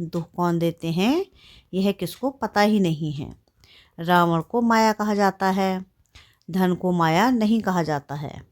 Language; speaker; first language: Hindi; native; Hindi